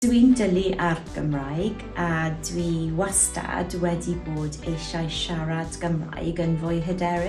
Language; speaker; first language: Welsh; non-native, local second language; English